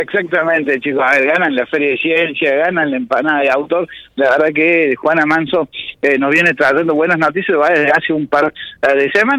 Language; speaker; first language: Spanish; native; Spanish